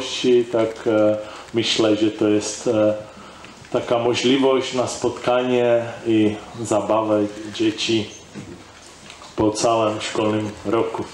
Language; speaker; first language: Polish; non-native, learner; Czech